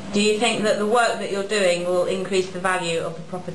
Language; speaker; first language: English; native; English